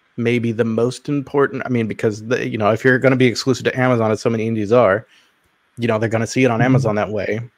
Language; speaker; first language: English; native; English